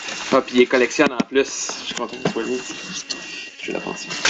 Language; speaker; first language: French; native; French